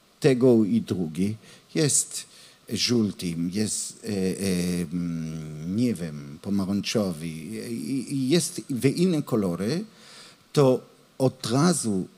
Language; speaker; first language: Polish; non-native, learner; Hebrew